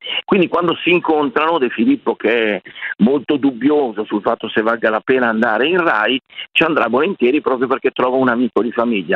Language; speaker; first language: Italian; native; Italian